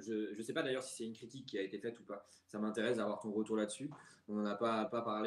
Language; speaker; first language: French; native; French